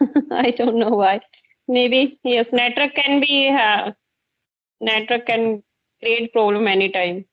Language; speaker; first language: English; non-native, local second language; Hindi